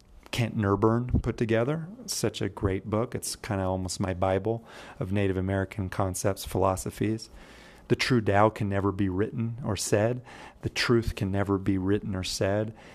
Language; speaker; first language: English; native; English